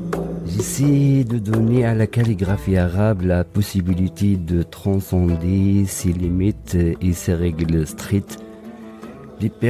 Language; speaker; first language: French; non-native, local second language; Arabic